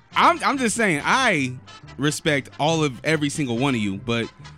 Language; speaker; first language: English; native; English